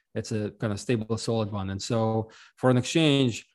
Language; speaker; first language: English; non-native, fluent; Russian